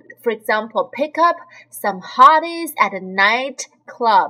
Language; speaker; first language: English; non-native, fluent; Chinese